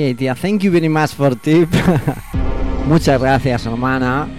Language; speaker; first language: English; non-native, learner; Spanish